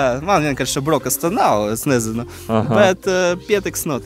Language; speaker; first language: Latvian; non-native, local second language; Russian